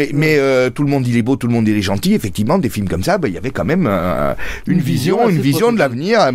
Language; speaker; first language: French; native; French